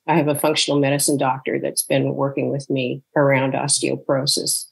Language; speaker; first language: English; native; English